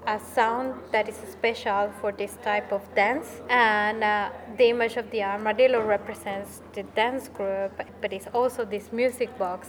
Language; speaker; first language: English; non-native, fluent; Spanish